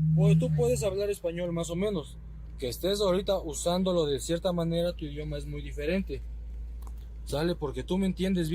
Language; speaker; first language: Spanish; native; Spanish